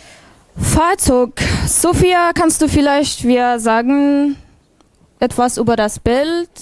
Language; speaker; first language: German; non-native, learner; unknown